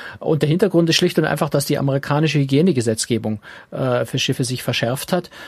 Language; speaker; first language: German; native; German